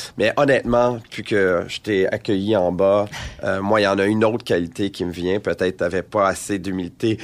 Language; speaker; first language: French; native; French